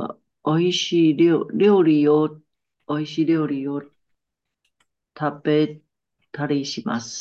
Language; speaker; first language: Japanese; non-native, learner; Chinese